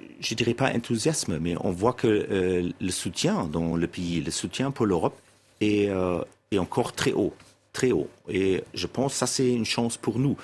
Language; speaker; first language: French; non-native, fluent; German